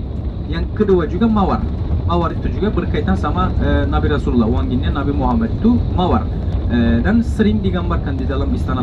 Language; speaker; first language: Indonesian; non-native, fluent; Turkish